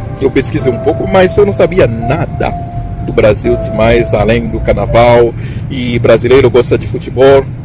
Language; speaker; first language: Portuguese; non-native, fluent; Haitian Creole